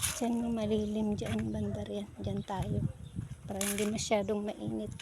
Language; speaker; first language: Filipino; non-native, local second language; Iloko